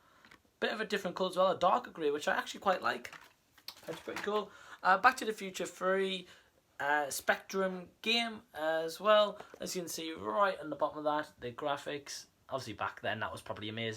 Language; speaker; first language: English; native; English